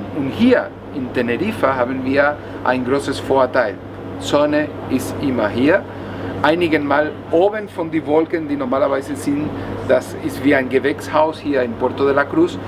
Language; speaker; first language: German; non-native, learner; Spanish